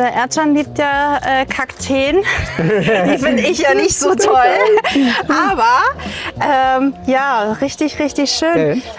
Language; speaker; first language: German; native; German